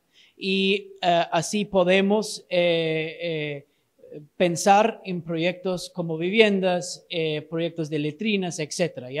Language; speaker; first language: Spanish; non-native, fluent; English